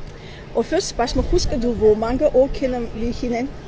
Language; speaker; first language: Danish; non-native, learner; Armenian